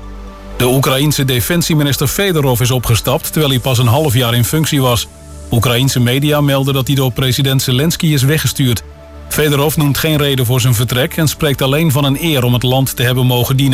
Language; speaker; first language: Dutch; native; Dutch